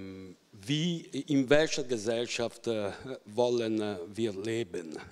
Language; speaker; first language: German; non-native, fluent; Italian